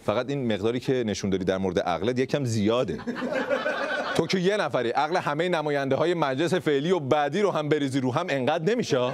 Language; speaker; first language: Persian; native; Persian